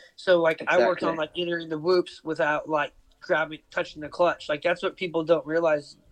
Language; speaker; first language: English; native; English